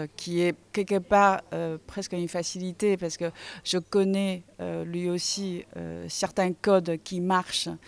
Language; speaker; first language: French; non-native, fluent; Chinese